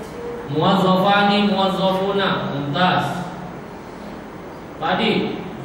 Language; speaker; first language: Arabic; non-native, fluent; Indonesian